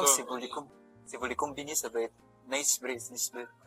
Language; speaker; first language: French; non-native, learner; Filipino